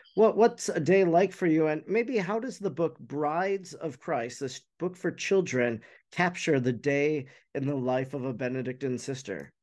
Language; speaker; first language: English; native; English